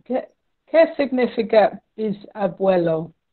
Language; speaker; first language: Spanish; non-native, learner; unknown